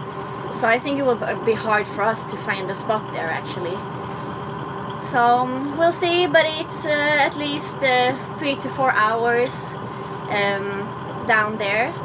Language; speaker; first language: English; non-native, fluent; Swedish